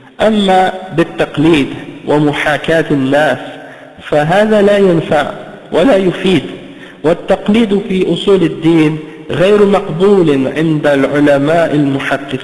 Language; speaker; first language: Arabic; non-native, fluent; French